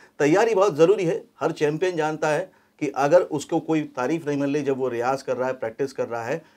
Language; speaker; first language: Hindi; native; Hindi